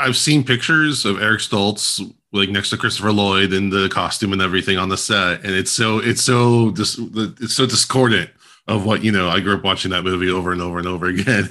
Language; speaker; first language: English; native; English